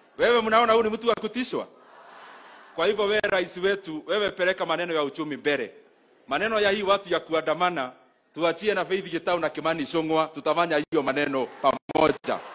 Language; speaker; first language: Swahili; non-native, local second language; Kikuyu